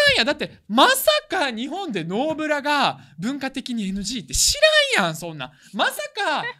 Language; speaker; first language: Japanese; early bilingual, other home language; Russian